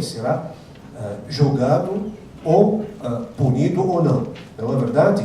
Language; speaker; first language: Portuguese; non-native, fluent; Arabic